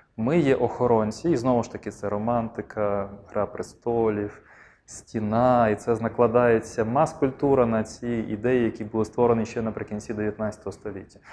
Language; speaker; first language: Ukrainian; non-native, local second language; Russian